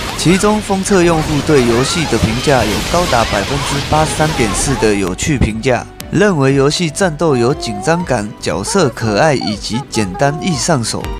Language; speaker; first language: Chinese; native; Chinese